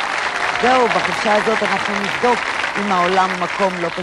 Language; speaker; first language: Hebrew; native; Hebrew